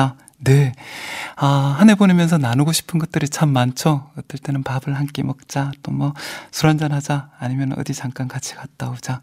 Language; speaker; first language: Korean; native; Korean